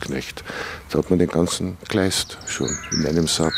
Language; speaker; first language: German; native; German